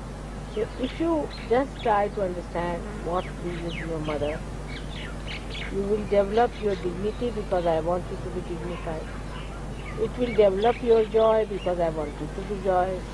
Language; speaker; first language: English; non-native, local second language; Hindi